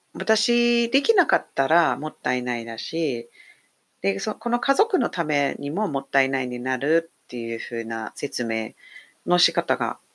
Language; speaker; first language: Japanese; non-native, fluent; English